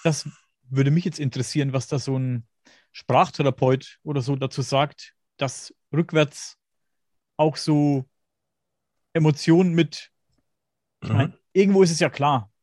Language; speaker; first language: German; native; German